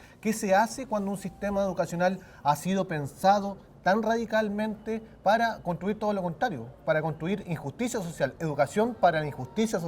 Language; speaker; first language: Spanish; native; Spanish